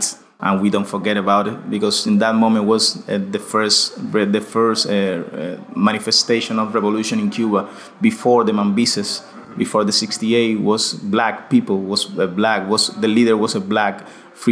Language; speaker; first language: English; non-native, fluent; Spanish